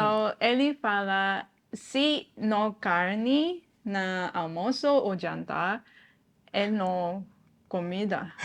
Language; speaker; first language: Portuguese; non-native, learner; Japanese